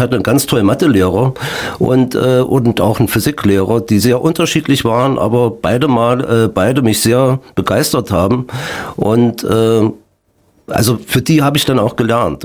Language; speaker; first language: German; native; German